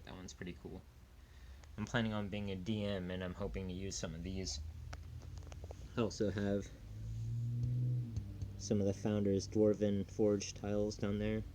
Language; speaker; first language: English; native; English